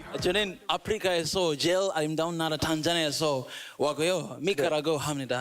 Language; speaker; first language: Korean; non-native, fluent; Swahili